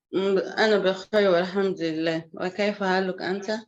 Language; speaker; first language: Arabic; non-native, learner; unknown